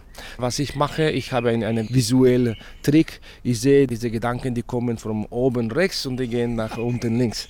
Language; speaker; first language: German; non-native, fluent; Spanish